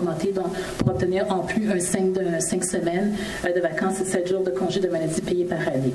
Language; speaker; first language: French; native; French